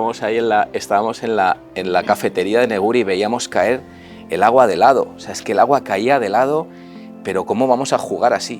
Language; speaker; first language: Spanish; native; Spanish